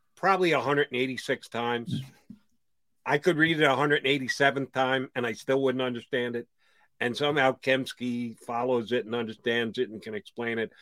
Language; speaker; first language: English; native; English